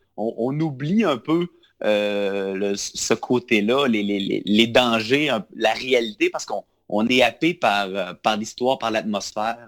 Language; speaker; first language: French; native; French